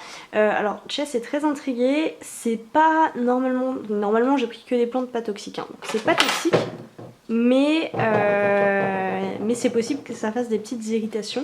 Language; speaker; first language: French; native; French